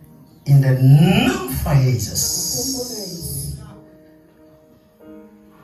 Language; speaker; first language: Dutch; non-native, fluent; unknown